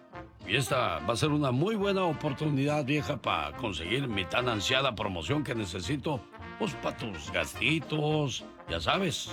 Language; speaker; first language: Spanish; native; Spanish